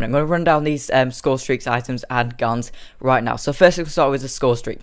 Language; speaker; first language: English; native; English